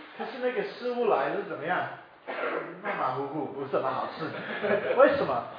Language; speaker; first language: Chinese; non-native, fluent; English